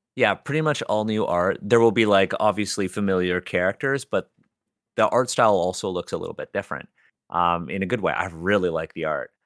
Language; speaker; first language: English; native; English